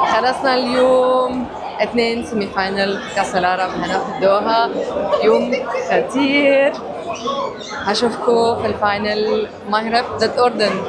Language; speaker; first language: Egyptian Arabic; non-native, fluent; English